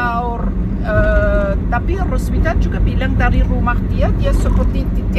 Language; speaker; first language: Indonesian; non-native, fluent; German